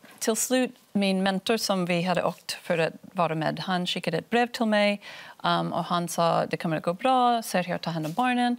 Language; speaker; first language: Swedish; non-native, fluent; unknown